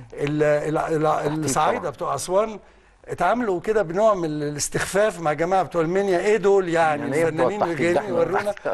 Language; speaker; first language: Arabic; native; Arabic